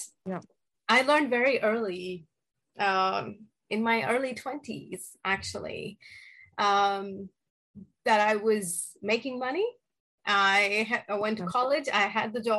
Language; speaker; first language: English; non-native, local second language; Hindi